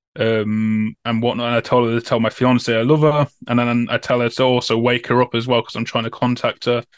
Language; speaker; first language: English; native; English